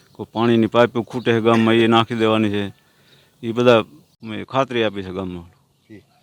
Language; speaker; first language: Gujarati; native; Gujarati